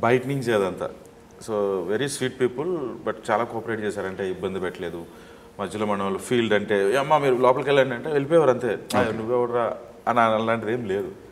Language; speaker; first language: Telugu; native; Telugu